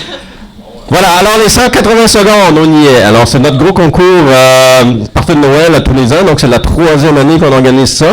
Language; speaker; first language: French; native; French